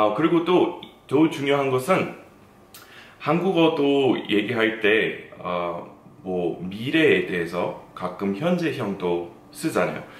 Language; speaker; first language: Korean; non-native, fluent; English